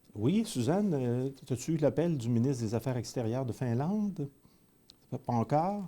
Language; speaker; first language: French; native; French